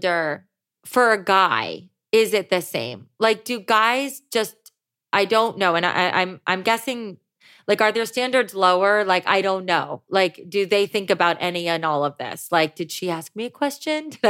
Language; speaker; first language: English; native; English